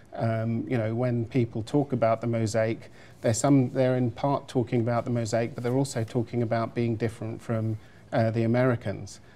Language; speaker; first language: English; native; English